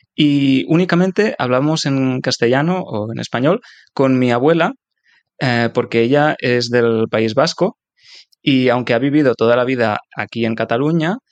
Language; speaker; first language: Spanish; native; Spanish